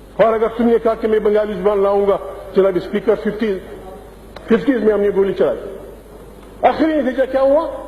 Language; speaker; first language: Urdu; non-native, local second language; Pashto